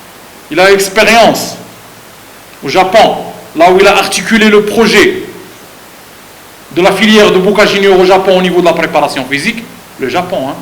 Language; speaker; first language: French; non-native, fluent; Arabic